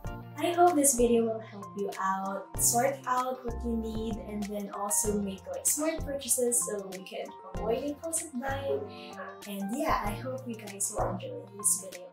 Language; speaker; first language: English; non-native, local second language; Filipino